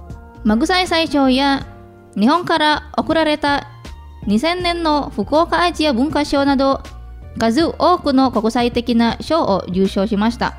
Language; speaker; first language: Japanese; non-native, fluent; Indonesian